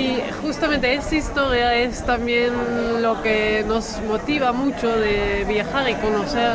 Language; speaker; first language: Spanish; non-native, fluent; Dutch